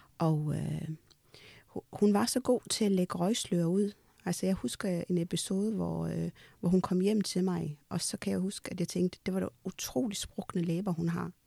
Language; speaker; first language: Danish; early bilingual, other home language; Amharic